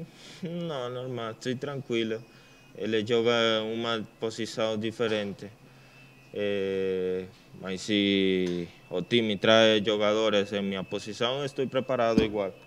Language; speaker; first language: Portuguese; non-native, learner; Spanish